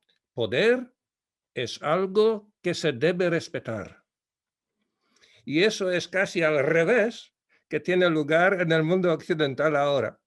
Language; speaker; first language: Spanish; non-native, fluent; Polish